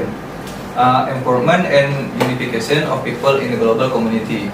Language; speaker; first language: English; non-native, learner; Indonesian